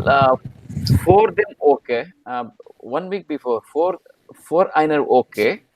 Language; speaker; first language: German; non-native, learner; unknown